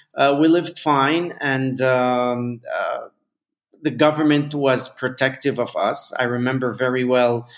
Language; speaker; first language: English; non-native, fluent; Arabic